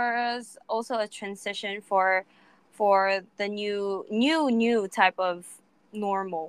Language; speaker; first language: English; non-native, local second language; Cebuano